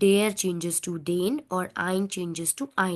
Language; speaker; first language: German; non-native, fluent; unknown